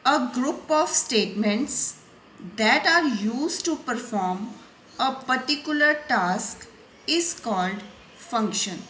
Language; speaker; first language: English; non-native, local second language; Punjabi